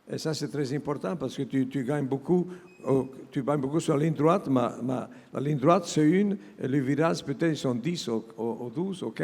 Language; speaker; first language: French; non-native, learner; Italian